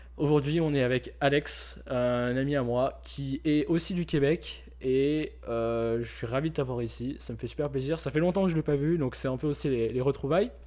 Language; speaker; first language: French; native; French